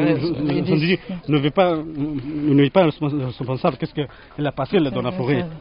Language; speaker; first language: French; non-native, learner; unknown